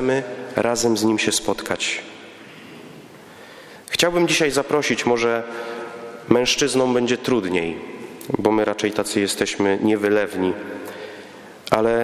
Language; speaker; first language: Polish; native; Polish